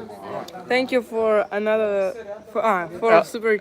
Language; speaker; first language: English; non-native, local second language; Russian